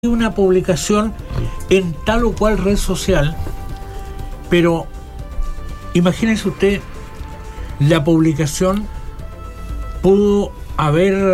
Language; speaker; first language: Spanish; native; Spanish